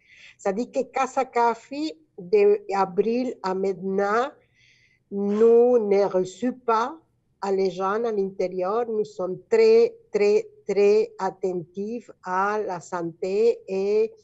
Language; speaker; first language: French; non-native, fluent; Spanish